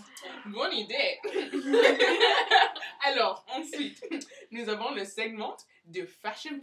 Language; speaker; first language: French; non-native, learner; English